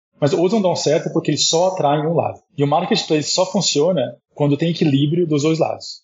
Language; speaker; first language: Portuguese; early bilingual, heritage; Portuguese